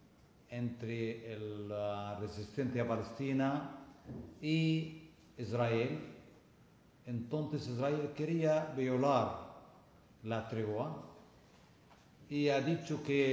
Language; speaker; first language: Spanish; non-native, fluent; Arabic